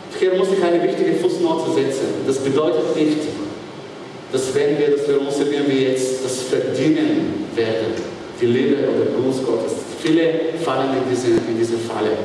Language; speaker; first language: German; non-native, fluent; Bulgarian